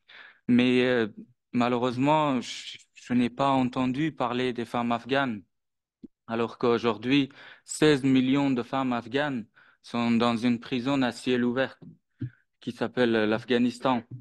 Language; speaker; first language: French; non-native, fluent; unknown